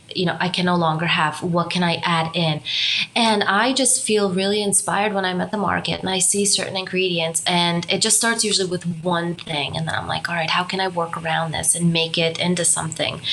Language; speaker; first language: English; non-native, fluent; Romanian